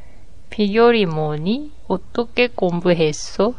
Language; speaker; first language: Korean; non-native, learner; Japanese